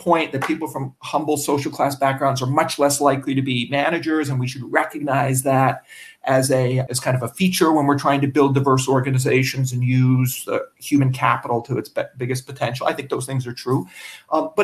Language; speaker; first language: English; native; English